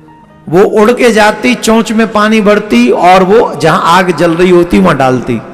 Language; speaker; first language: Hindi; native; Hindi